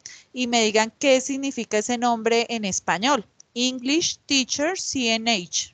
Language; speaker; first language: Spanish; native; Spanish